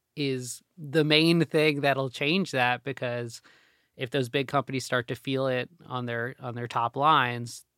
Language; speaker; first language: English; early bilingual, other home language; Hindi